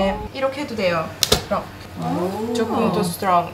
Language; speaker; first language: Korean; non-native, learner; Italian